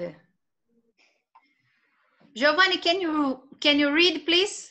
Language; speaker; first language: English; non-native, fluent; Portuguese